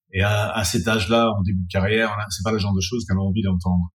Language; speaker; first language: French; non-native, fluent; English